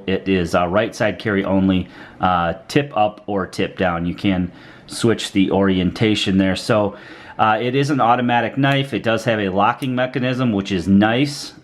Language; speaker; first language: English; native; English